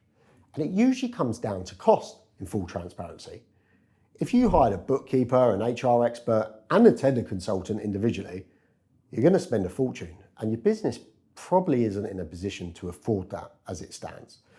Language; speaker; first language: English; native; English